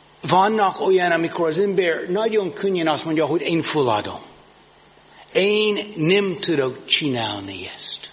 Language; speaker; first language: Hungarian; non-native, learner; English